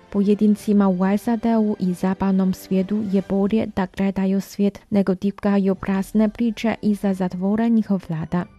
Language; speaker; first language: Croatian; non-native, fluent; Chinese